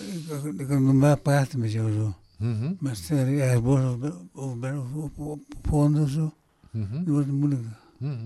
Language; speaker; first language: Dutch; early bilingual, other home language; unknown